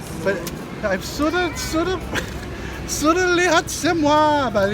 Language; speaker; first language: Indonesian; non-native, learner; English